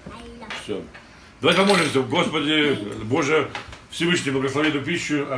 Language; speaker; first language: Russian; native; Russian